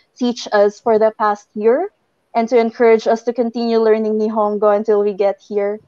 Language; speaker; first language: English; non-native, local second language; Filipino